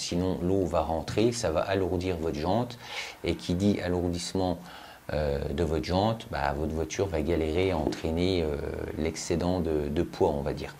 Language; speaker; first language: French; native; French